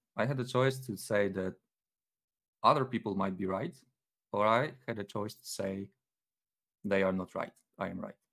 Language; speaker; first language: English; non-native, fluent; Polish